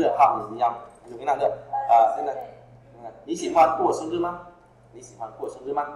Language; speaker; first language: Chinese; non-native, fluent; Vietnamese